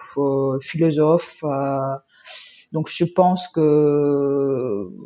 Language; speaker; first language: French; non-native, fluent; Korean